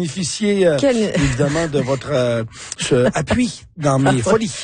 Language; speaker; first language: French; native; French